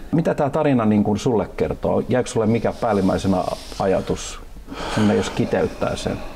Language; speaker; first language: Finnish; native; Finnish